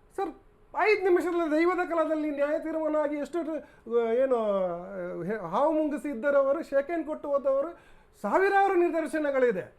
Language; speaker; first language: Kannada; non-native, local second language; Tulu